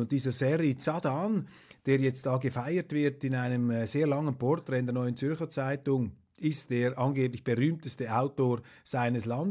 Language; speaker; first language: German; native; German